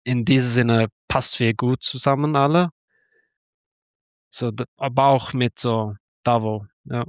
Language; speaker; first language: German; non-native, learner; Norwegian